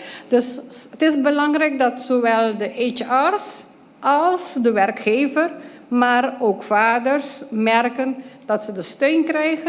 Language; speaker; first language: Dutch; non-native, local second language; Papiamento